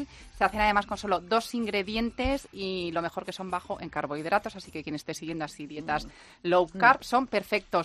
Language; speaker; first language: Spanish; native; Spanish